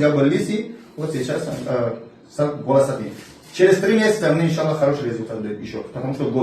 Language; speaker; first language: Russian; non-native, learner; Tajik